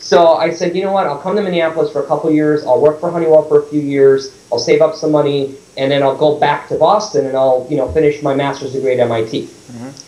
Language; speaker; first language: English; early bilingual, other home language; Persian